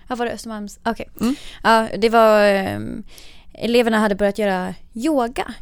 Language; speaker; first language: Swedish; native; Swedish